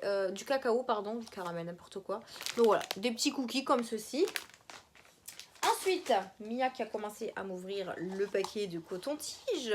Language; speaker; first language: French; native; French